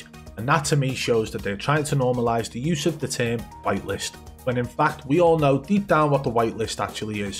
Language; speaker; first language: English; native; English